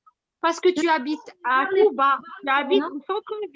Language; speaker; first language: French; non-native, local second language; Arabic